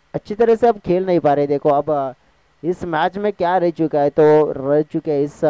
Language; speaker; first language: Hindi; non-native, local second language; Marathi